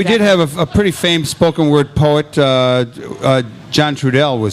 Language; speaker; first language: English; native; English